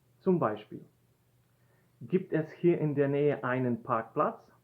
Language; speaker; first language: German; non-native, fluent; Polish